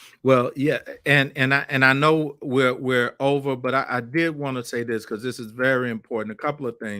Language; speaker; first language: English; native; English